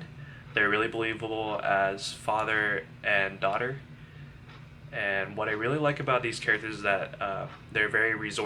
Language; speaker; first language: English; native; English